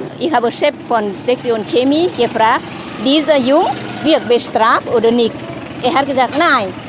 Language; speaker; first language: German; non-native, learner; Lao